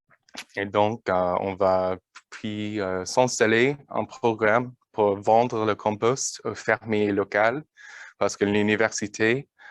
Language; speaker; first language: French; non-native, learner; English